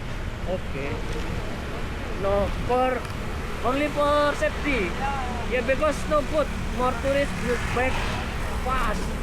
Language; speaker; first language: English; non-native, learner; Indonesian